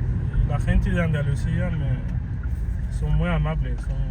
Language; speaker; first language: Spanish; non-native, fluent; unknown